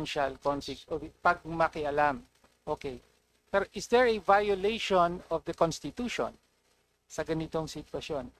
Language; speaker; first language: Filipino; native; Filipino